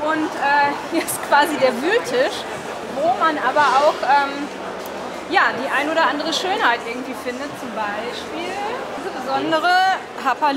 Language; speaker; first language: German; native; German